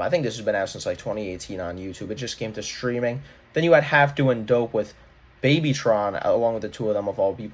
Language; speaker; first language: English; native; English